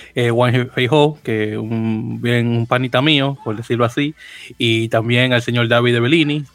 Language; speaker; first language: Spanish; native; Spanish